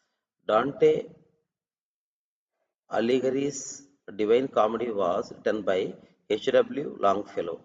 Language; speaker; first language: English; non-native, local second language; Telugu